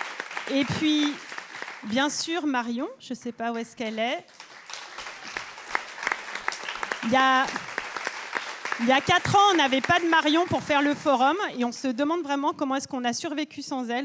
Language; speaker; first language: French; native; French